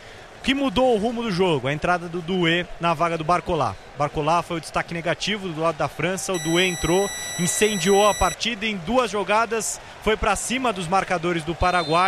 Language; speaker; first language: Portuguese; native; Portuguese